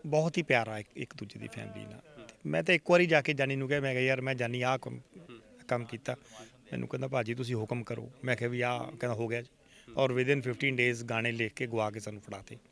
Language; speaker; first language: Punjabi; native; Punjabi